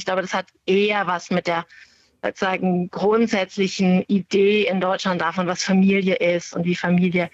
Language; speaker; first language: German; native; German